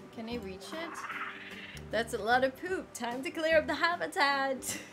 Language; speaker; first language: English; non-native, fluent; Dutch